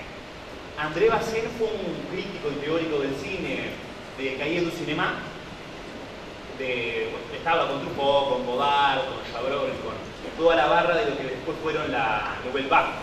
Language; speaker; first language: Spanish; native; Spanish